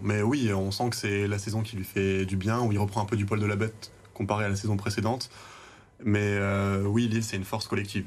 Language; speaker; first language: French; native; French